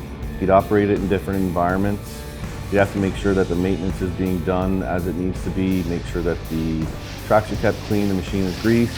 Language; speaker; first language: English; native; English